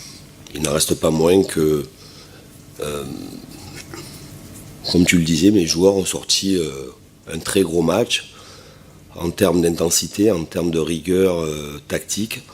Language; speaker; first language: French; native; French